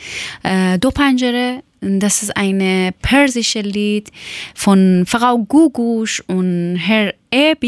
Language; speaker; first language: German; non-native, learner; Persian